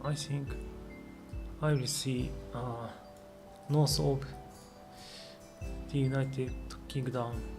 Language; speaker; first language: English; non-native, learner; Japanese